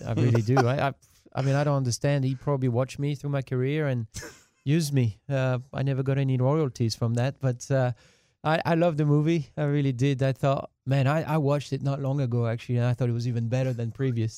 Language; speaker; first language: English; non-native, fluent; French